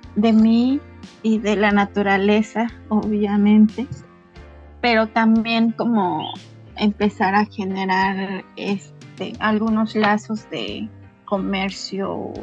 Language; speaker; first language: Spanish; non-native, local second language; Nahuatl languages